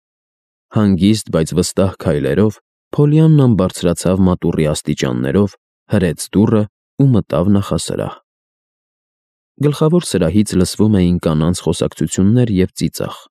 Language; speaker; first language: Armenian; native; Armenian